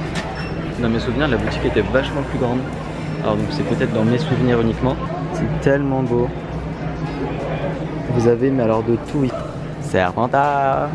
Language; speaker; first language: French; native; French